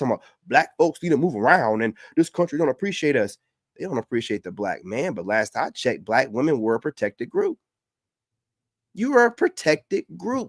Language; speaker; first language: English; native; English